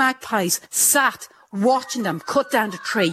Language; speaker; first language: English; native; English